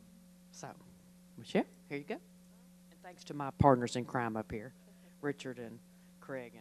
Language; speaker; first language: English; native; English